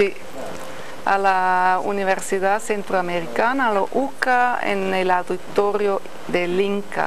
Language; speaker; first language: Spanish; non-native, fluent; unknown